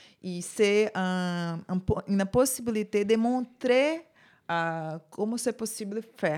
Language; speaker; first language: French; non-native, learner; Portuguese